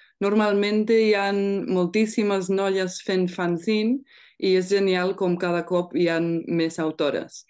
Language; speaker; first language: Catalan; non-native, fluent; English